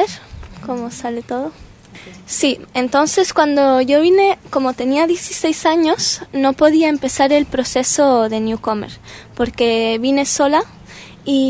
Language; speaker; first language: Spanish; early bilingual, heritage; Spanish